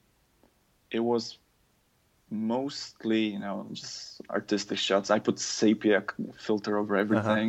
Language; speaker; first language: English; non-native, fluent; German